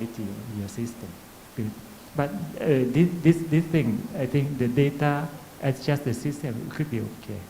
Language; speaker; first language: English; non-native, fluent; Thai